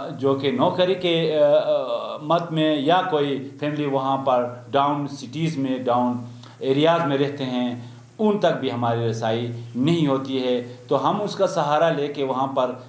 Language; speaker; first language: Urdu; non-native, local second language; Khowar